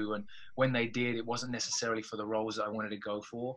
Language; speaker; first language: English; native; English